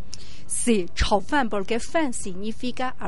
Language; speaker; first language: Spanish; non-native, learner; Chinese